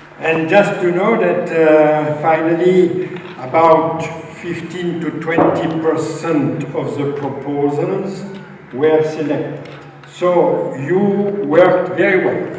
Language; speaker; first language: English; non-native, fluent; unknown